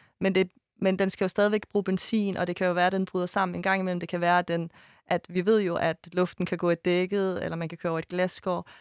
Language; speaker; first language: Danish; early bilingual, other home language; Persian